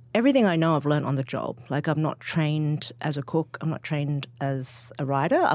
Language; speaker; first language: English; native; English